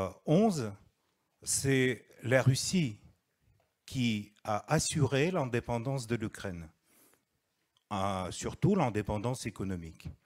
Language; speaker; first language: French; non-native, fluent; Russian